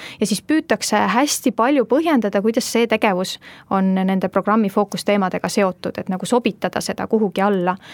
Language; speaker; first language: Estonian; native; Estonian